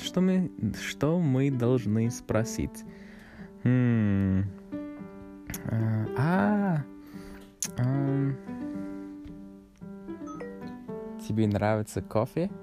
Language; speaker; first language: Russian; non-native, learner; English